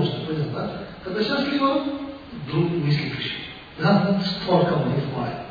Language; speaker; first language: Russian; non-native, learner; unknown